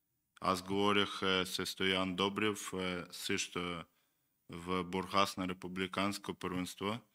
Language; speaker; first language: Bulgarian; non-native, learner; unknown